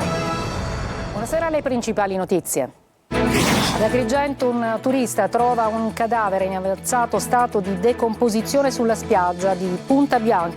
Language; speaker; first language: Italian; native; Italian